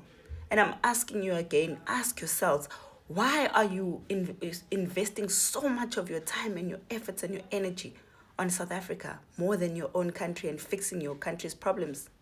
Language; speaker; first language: English; non-native, local second language; Zulu